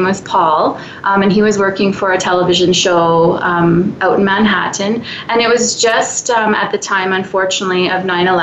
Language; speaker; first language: English; native; English